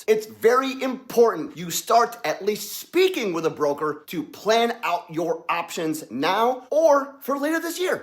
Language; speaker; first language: English; native; English